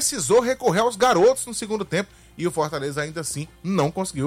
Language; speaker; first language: Portuguese; native; Portuguese